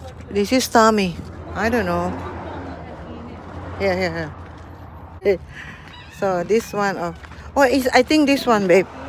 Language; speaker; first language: English; non-native, learner; Indonesian